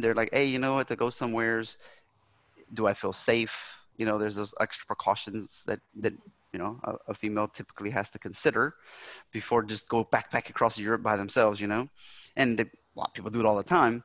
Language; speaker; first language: English; native; English